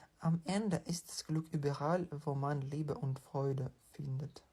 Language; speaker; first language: German; non-native, fluent; Ukrainian